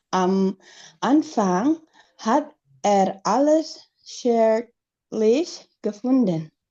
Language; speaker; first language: German; non-native, learner; Indonesian